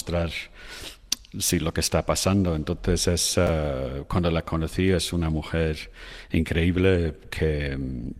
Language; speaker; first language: Spanish; non-native, fluent; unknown